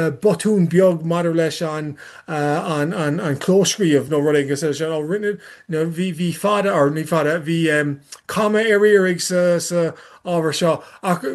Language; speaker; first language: Irish; non-native, learner; English